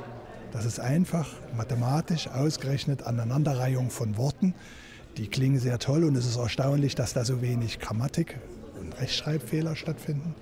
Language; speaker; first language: German; native; German